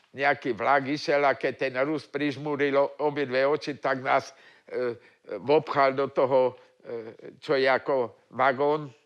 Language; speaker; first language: Slovak; non-native, local second language; German